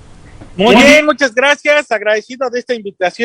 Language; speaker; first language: Spanish; native; Spanish